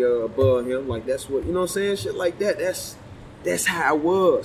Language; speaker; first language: English; native; English